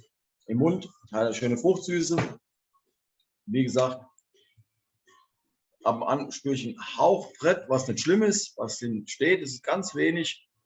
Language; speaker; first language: German; native; German